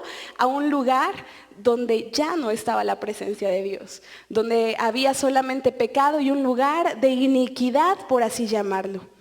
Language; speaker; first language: Spanish; native; Spanish